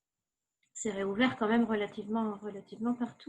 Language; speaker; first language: French; native; French